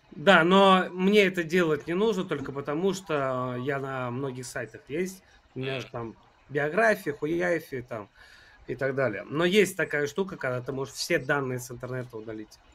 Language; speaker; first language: Russian; native; Russian